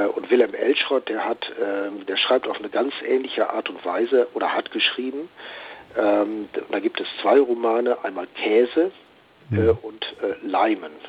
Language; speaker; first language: German; native; German